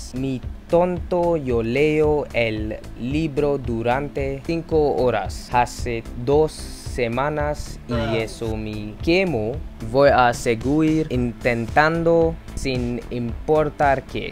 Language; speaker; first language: Spanish; non-native, learner; English